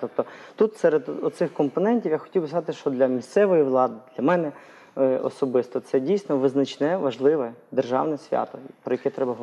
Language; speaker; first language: Ukrainian; native; Ukrainian